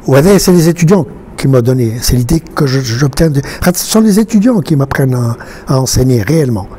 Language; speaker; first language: French; non-native, local second language; Arabic